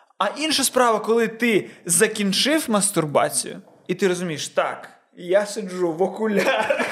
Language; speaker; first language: Ukrainian; non-native, local second language; Russian